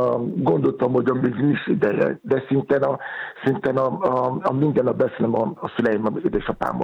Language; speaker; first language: Hungarian; non-native, fluent; Yoruba